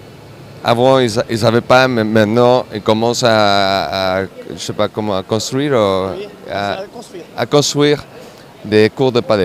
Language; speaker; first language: French; non-native, learner; Spanish